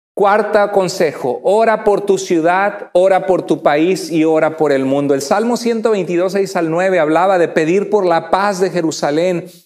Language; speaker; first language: Spanish; native; Spanish